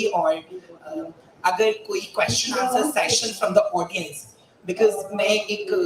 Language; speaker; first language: Hindi; native; Hindi